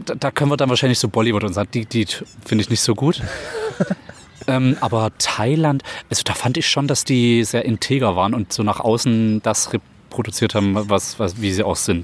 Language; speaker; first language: German; native; German